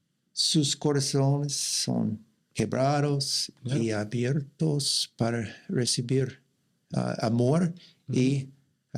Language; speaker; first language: Spanish; non-native, learner; English